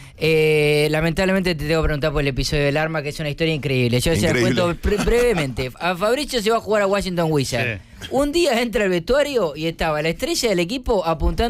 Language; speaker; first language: Spanish; native; Spanish